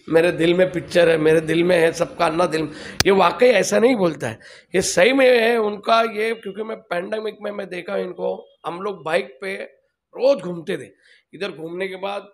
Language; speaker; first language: Hindi; non-native, local second language; Telugu